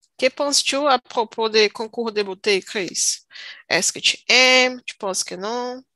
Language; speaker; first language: French; non-native, learner; Portuguese